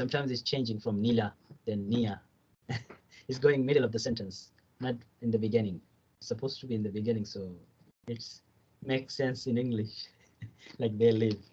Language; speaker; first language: English; non-native, fluent; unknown